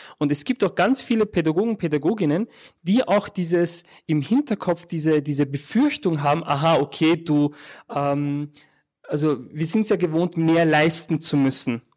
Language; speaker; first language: German; early bilingual, other home language; Turkish